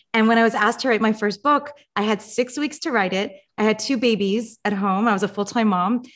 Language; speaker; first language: English; native; English